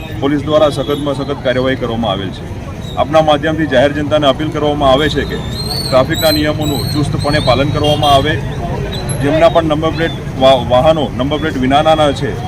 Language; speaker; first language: Gujarati; native; Gujarati